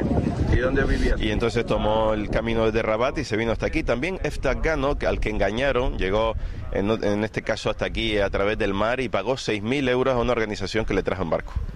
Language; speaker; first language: Spanish; native; Spanish